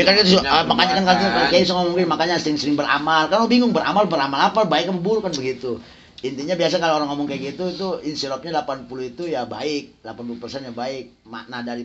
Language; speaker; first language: Indonesian; native; Indonesian